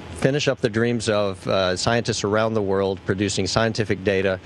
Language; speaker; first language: English; native; English